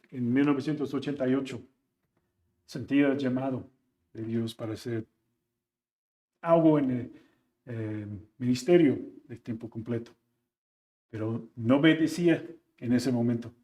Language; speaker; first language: Spanish; non-native, fluent; English